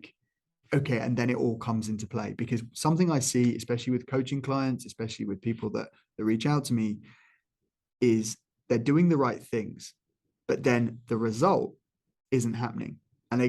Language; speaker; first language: English; native; English